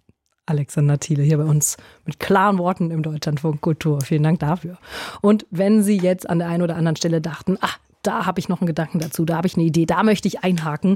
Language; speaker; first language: German; native; German